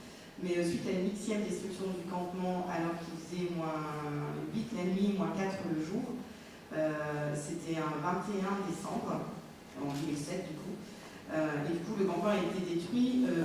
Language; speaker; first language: French; native; French